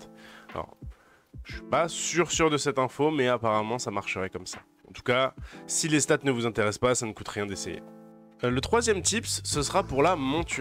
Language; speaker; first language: French; native; French